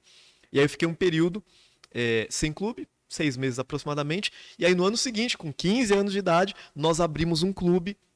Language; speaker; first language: Portuguese; native; Portuguese